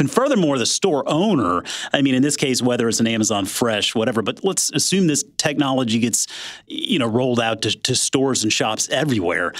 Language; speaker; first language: English; native; English